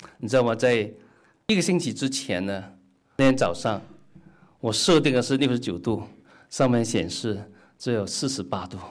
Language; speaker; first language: Chinese; non-native, local second language; Cantonese